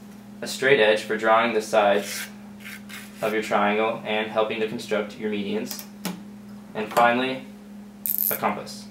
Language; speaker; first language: English; native; English